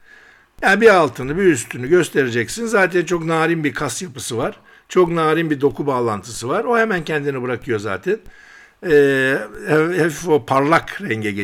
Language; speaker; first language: Turkish; native; Turkish